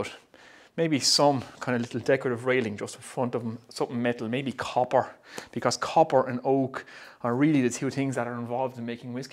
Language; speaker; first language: English; native; English